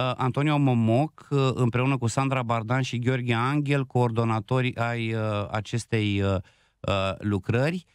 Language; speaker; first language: Romanian; native; Romanian